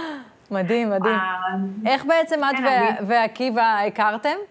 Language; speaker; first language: Hebrew; native; Hebrew